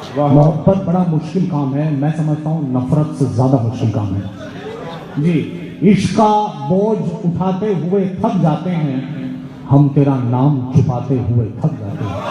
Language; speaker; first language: Urdu; native; Urdu